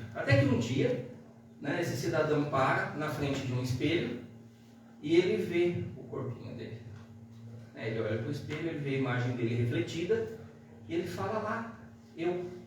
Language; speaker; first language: Portuguese; native; Portuguese